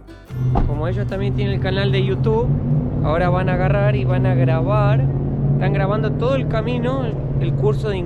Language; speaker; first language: Spanish; native; Spanish